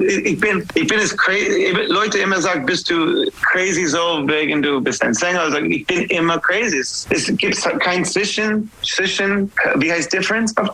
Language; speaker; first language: German; non-native, fluent; English